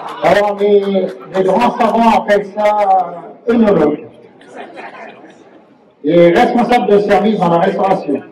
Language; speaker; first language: French; native; French